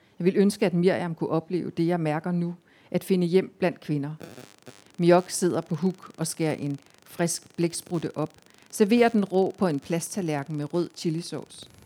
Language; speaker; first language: Danish; native; Danish